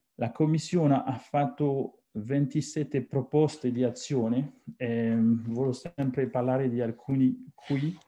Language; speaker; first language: Italian; non-native, fluent; French